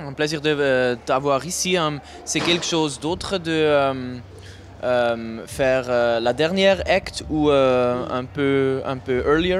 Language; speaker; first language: French; non-native, learner; German